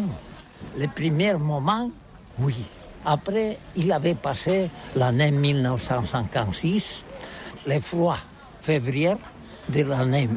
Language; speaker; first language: French; non-native, learner; Catalan